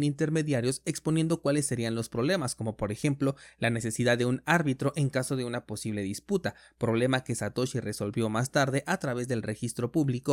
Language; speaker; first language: Spanish; native; Spanish